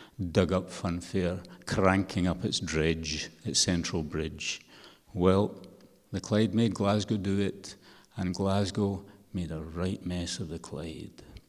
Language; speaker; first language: English; native; English